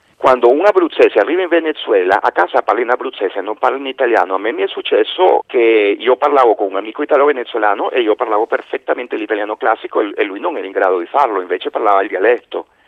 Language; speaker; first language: Italian; non-native, fluent; Spanish